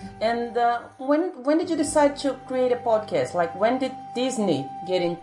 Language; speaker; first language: English; non-native, fluent; Portuguese